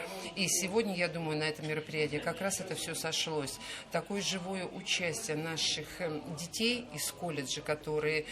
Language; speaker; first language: Russian; native; Russian